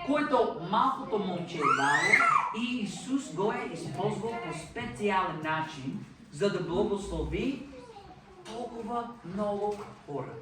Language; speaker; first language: Bulgarian; non-native, fluent; English